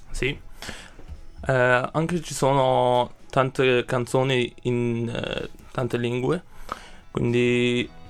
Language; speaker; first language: Italian; non-native, learner; Persian